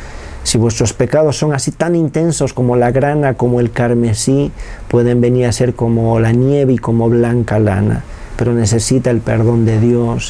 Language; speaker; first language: Spanish; native; Spanish